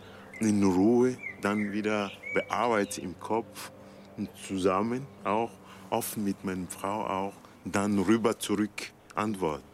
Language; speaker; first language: German; non-native, learner; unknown